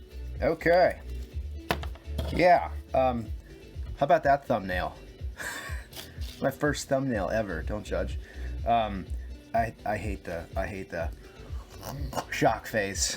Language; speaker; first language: English; native; English